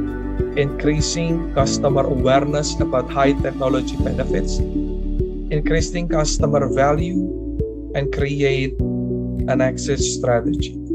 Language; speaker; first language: English; non-native, learner; Indonesian